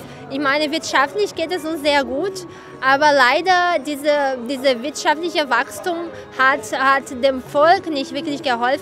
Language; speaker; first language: German; non-native, fluent; Portuguese